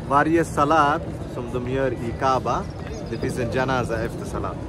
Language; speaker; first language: Swedish; non-native, fluent; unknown